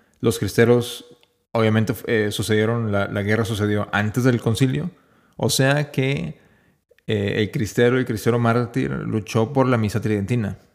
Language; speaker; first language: Spanish; native; Spanish